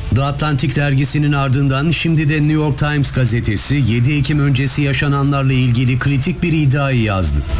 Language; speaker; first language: Turkish; native; Turkish